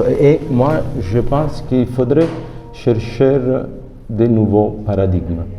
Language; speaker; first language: French; non-native, fluent; Italian